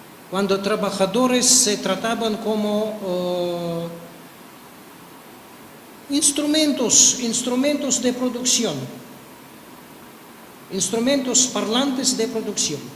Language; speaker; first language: Spanish; non-native, fluent; Russian